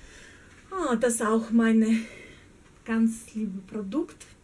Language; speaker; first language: German; non-native, learner; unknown